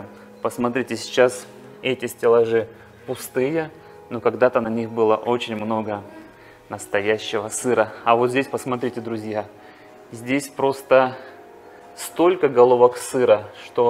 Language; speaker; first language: Russian; native; Russian